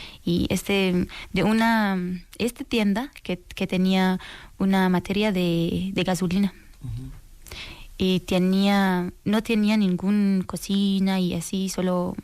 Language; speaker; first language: Spanish; non-native, learner; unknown